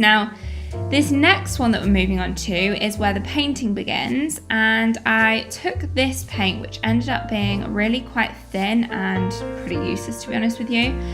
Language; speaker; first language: English; native; English